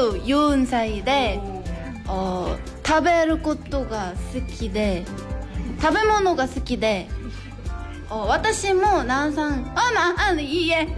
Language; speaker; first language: Japanese; non-native, learner; Korean